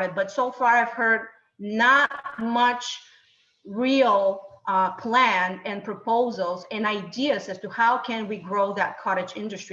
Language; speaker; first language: English; non-native, fluent; Bulgarian